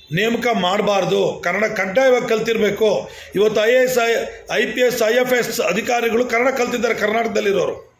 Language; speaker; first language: Kannada; native; Kannada